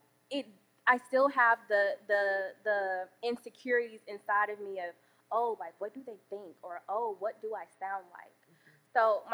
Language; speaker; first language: English; native; English